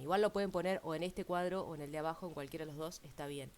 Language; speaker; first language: Spanish; native; Spanish